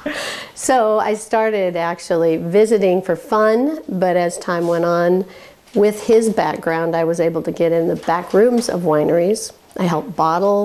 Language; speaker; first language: English; native; English